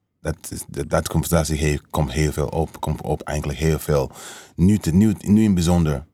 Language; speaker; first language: Dutch; non-native, learner; English